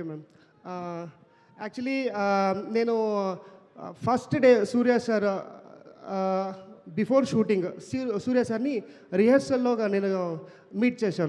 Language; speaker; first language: Telugu; non-native, learner; Kannada